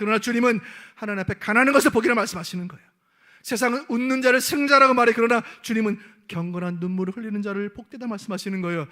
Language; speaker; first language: Korean; native; Korean